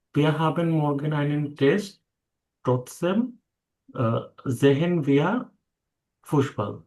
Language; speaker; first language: German; non-native, learner; Bangla